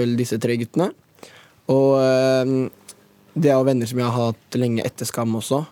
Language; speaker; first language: Norwegian; native; Norwegian